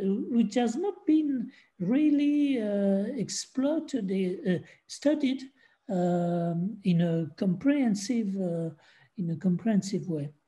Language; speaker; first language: English; non-native, fluent; French